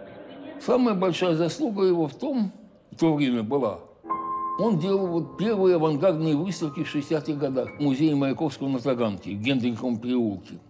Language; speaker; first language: Russian; native; Russian